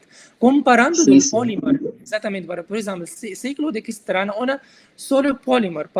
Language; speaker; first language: Portuguese; non-native, learner; Arabic